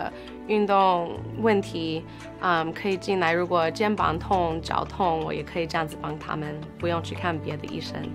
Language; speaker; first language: Chinese; early bilingual, heritage; English